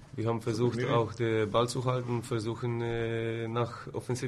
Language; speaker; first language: German; non-native, fluent; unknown